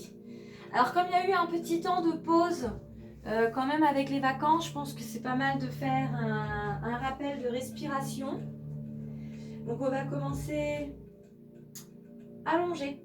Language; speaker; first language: French; native; French